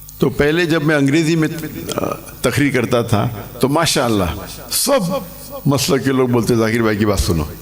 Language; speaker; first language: Urdu; non-native, local second language; English